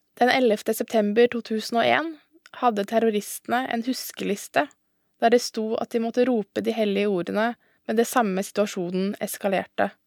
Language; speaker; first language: Norwegian; early bilingual, other home language; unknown